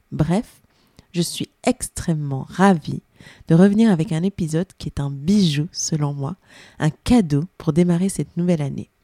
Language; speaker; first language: French; native; French